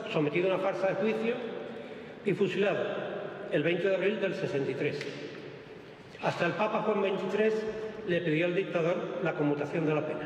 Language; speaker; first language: Spanish; native; Spanish